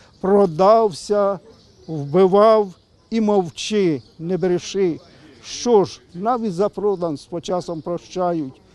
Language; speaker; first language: Ukrainian; native; Ukrainian